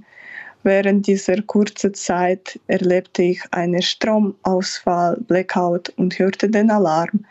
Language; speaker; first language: German; non-native, fluent; Ukrainian